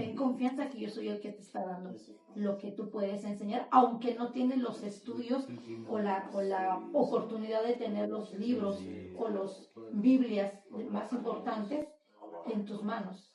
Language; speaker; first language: Spanish; native; Spanish